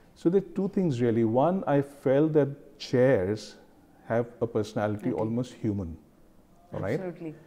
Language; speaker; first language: English; non-native, local second language; Hindi